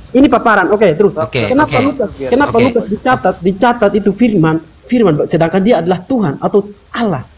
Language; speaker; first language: Indonesian; native; Indonesian